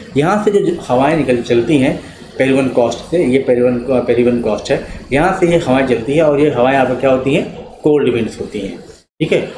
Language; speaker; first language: Hindi; native; Hindi